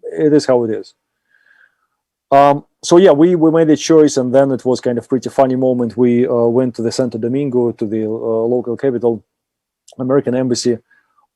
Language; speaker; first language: English; non-native, fluent; German